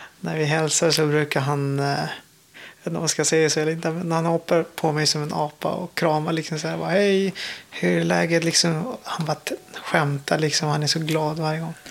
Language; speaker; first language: Swedish; non-native, fluent; Persian